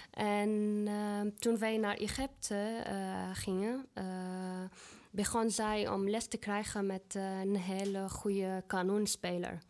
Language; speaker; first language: Dutch; non-native, fluent; Arabic